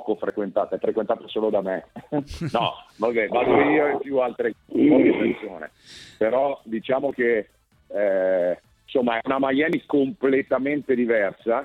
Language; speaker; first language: Italian; native; Italian